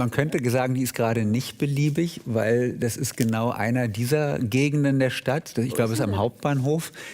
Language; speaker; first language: German; native; German